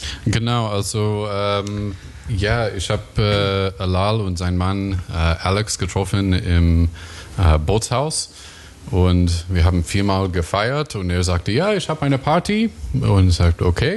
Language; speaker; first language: German; non-native, fluent; English